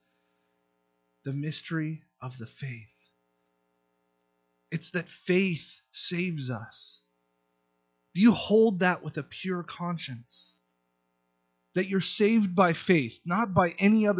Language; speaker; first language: English; native; English